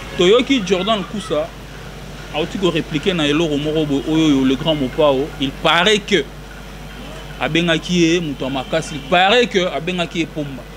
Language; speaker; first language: Lingala; native; Lingala